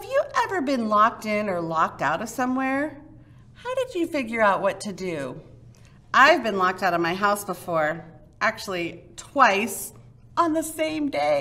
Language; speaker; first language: English; native; English